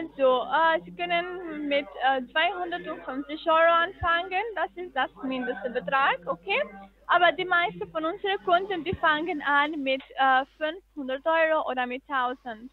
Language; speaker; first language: German; non-native, fluent; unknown